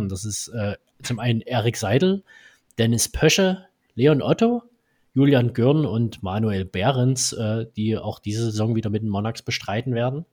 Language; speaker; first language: German; native; German